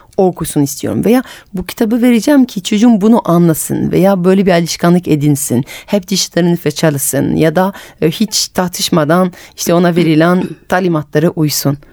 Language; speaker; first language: Turkish; non-native, fluent; French